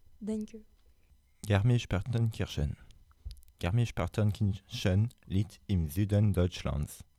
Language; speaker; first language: German; non-native, learner; French